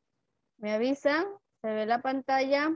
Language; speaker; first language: Spanish; native; Spanish